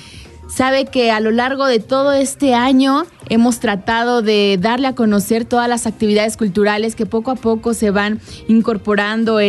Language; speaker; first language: Spanish; native; Spanish